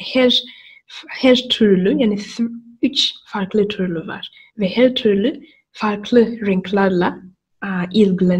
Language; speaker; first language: Turkish; non-native, learner; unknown